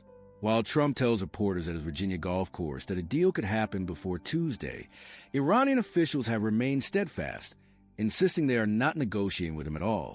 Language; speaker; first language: English; native; English